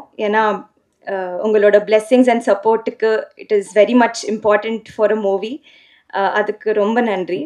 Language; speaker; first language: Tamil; non-native, learner; Telugu